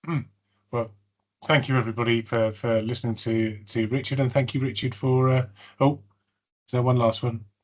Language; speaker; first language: English; native; English